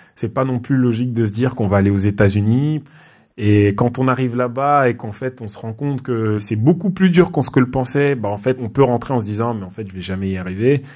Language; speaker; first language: French; native; French